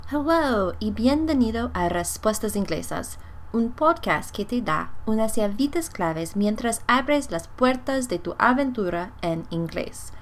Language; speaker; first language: Spanish; non-native, fluent; English